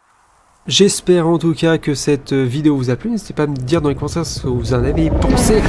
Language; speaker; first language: French; native; French